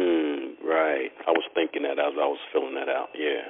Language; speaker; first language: English; native; English